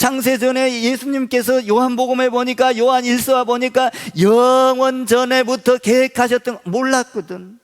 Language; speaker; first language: Korean; native; Korean